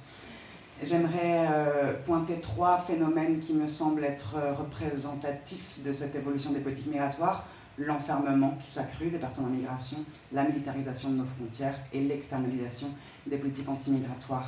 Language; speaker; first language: French; native; French